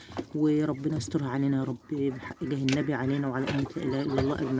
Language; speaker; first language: Arabic; native; Arabic